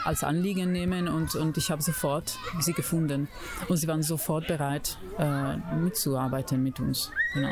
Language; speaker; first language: German; non-native, fluent; Italian